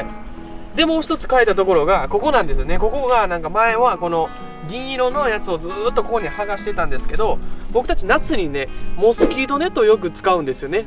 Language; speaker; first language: Japanese; native; Japanese